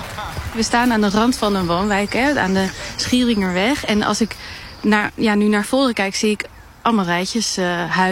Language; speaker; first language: Dutch; native; Dutch